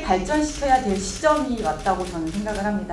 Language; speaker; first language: Korean; native; Korean